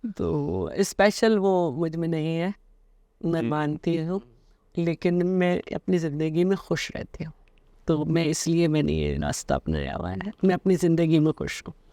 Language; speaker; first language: Urdu; native; Urdu